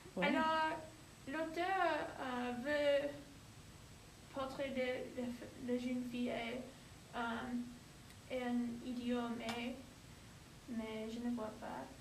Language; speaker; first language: French; non-native, learner; English